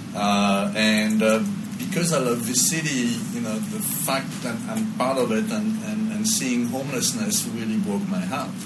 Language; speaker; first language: English; non-native, fluent; French